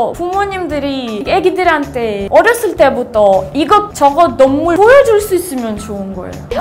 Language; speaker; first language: Korean; non-native, fluent; Russian